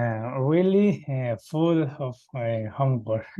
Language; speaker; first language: English; non-native, learner; Spanish